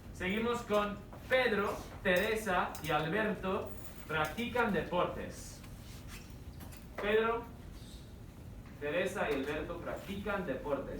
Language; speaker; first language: Spanish; non-native, fluent; English